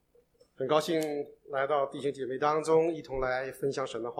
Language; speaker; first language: Chinese; native; Chinese